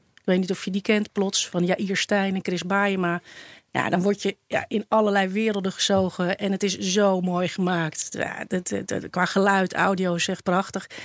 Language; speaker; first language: Dutch; native; Dutch